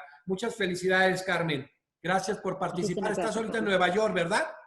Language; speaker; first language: Spanish; native; Spanish